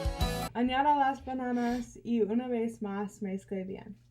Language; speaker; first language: Spanish; non-native, learner; English